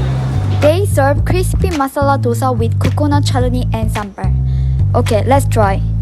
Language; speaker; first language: English; non-native, learner; Korean